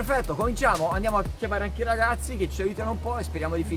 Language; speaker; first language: Italian; native; Italian